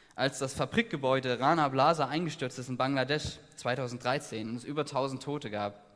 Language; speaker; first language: German; native; German